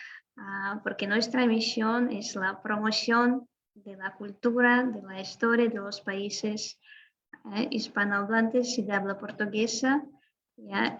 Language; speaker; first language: Spanish; non-native, fluent; Russian